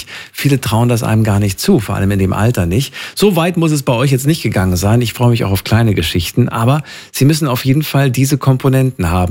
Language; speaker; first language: German; native; German